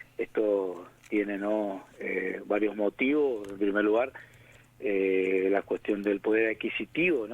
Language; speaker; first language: Spanish; native; Spanish